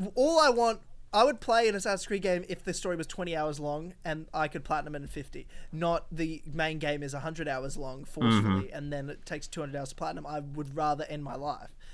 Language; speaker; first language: English; native; English